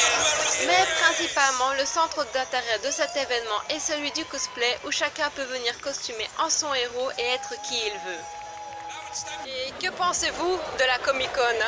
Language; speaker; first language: French; native; French